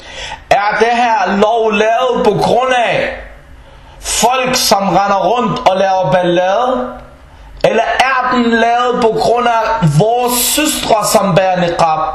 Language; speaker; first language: Danish; early bilingual, other home language; Arabic